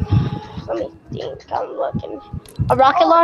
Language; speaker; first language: English; native; English